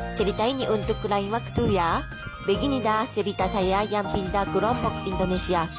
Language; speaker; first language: Indonesian; non-native, fluent; Japanese